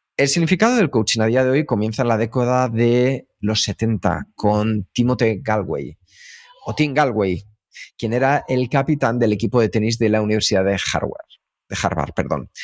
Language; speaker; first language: Spanish; native; Spanish